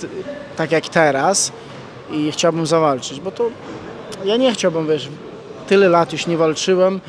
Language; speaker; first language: Polish; non-native, fluent; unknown